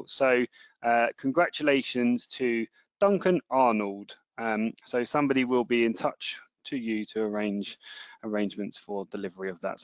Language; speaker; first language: English; native; English